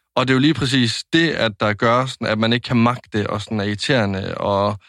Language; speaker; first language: Danish; non-native, fluent; Spanish